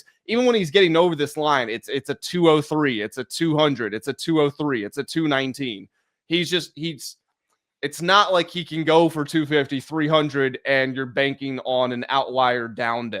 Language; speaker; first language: English; native; English